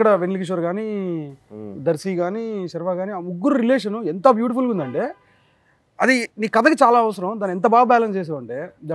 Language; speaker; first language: Telugu; native; Telugu